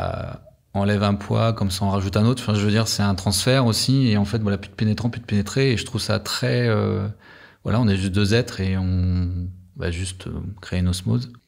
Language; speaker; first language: French; native; French